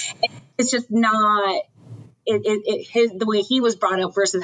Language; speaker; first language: English; early bilingual, other home language; French